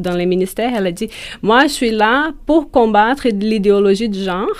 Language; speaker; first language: French; non-native, fluent; Portuguese